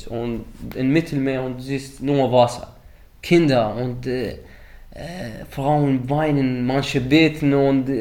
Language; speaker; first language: German; early bilingual, other home language; Arabic